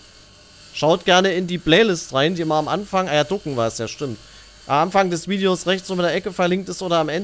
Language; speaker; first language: German; native; German